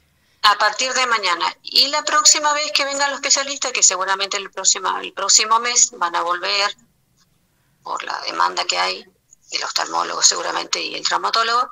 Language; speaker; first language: Spanish; native; Spanish